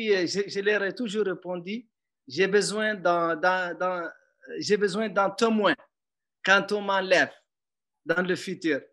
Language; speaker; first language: French; non-native, local second language; Arabic